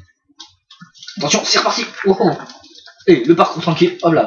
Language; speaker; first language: French; native; French